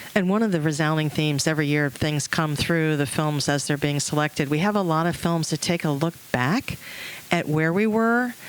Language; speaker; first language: English; native; English